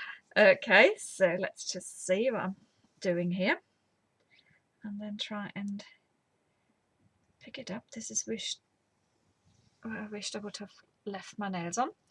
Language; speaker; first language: English; native; English